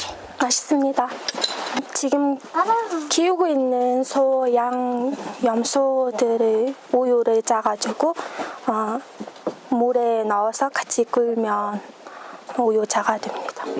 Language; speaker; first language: Korean; non-native, fluent; Mongolian